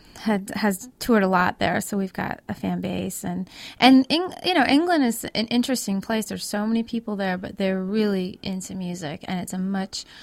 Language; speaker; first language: English; native; English